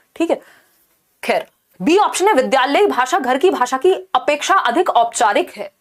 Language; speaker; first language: Hindi; native; Hindi